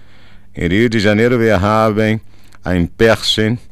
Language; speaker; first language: German; non-native, learner; Portuguese